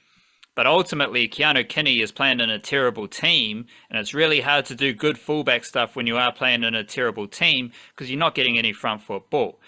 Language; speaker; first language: English; native; English